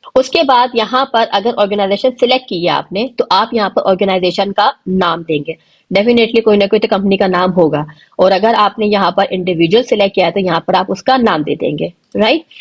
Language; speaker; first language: Urdu; native; Urdu